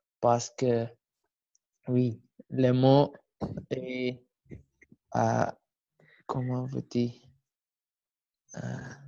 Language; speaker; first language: French; non-native, learner; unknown